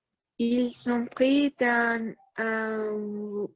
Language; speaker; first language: French; non-native, learner; Spanish